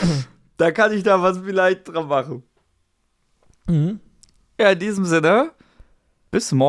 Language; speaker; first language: German; native; German